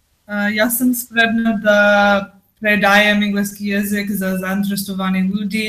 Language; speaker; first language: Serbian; non-native, learner; English